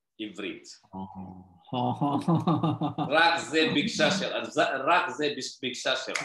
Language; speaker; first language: Hebrew; non-native, learner; Indonesian